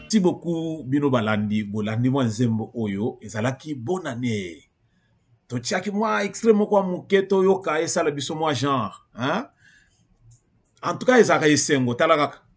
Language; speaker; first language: Lingala; native; Lingala